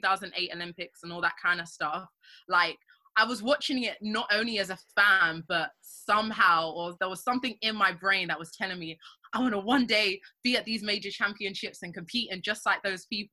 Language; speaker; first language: English; native; English